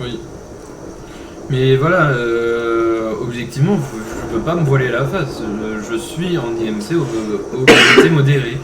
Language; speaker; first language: French; native; French